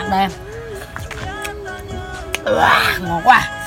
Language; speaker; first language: Vietnamese; non-native, local second language; Jarai